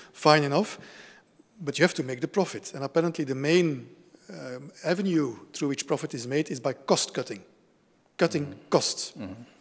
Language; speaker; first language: English; non-native, fluent; Dutch